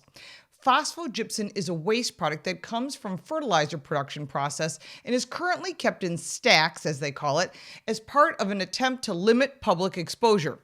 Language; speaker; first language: English; native; English